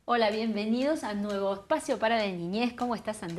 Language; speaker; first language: Spanish; native; Spanish